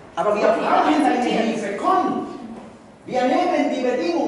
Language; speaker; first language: German; non-native, learner; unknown